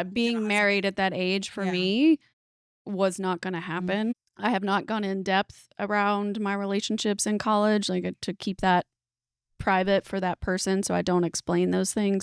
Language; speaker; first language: English; native; English